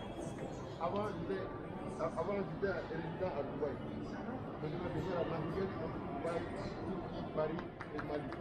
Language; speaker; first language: French; non-native, learner; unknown